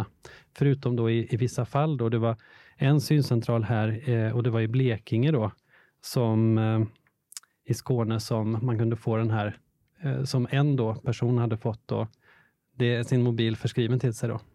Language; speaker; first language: Swedish; native; Swedish